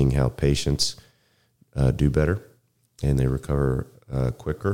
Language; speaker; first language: English; native; English